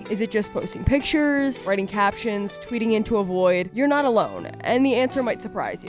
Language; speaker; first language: English; native; English